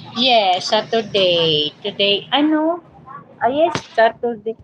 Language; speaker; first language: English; non-native, learner; Filipino